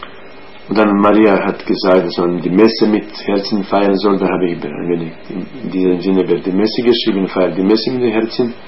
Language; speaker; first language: German; non-native, fluent; Croatian